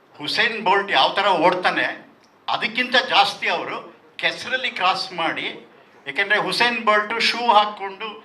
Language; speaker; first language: Kannada; non-native, local second language; Tulu